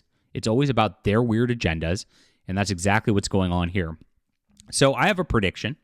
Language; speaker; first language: English; native; English